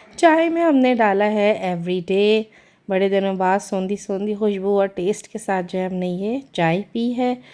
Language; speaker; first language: Urdu; native; Urdu